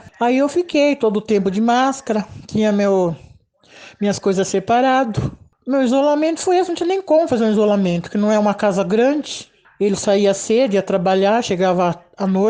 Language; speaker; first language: Portuguese; native; Portuguese